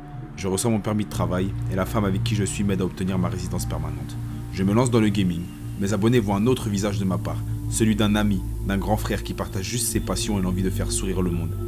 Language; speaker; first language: French; native; French